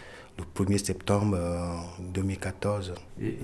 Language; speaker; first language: French; non-native, fluent; Ewe